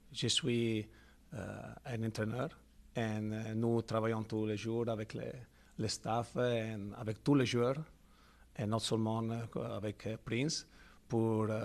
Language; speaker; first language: French; non-native, learner; Italian